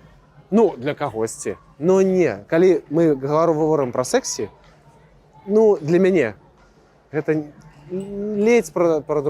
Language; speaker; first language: Belarusian; non-native, local second language; Russian